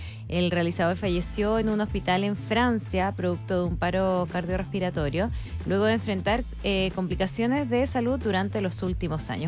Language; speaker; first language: Spanish; native; Spanish